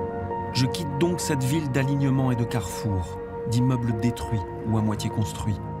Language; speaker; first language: French; native; French